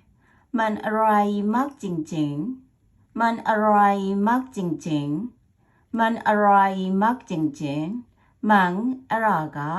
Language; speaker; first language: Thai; non-native, fluent; Burmese